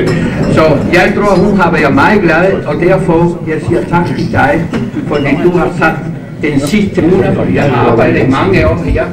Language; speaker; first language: Danish; non-native, fluent; Spanish